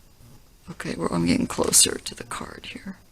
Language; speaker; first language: English; native; English